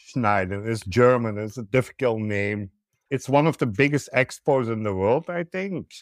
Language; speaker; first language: English; non-native, learner; Dutch